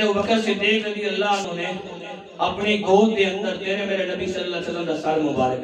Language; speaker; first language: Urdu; non-native, local second language; Punjabi